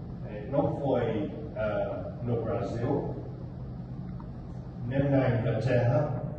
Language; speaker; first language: Portuguese; non-native, fluent; English